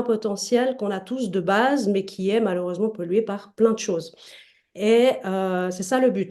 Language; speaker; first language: French; native; French